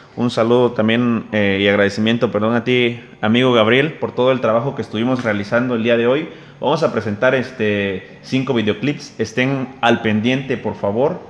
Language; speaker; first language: Spanish; native; Spanish